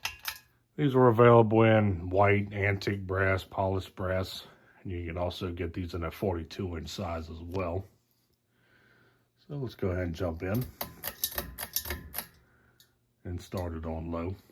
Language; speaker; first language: English; native; English